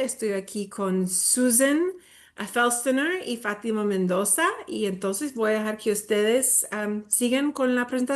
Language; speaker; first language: Spanish; early bilingual, heritage; Spanish